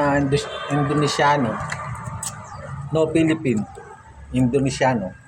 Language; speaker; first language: Indonesian; non-native, learner; Filipino